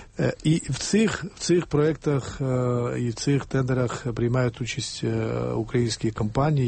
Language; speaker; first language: Ukrainian; non-native, fluent; Georgian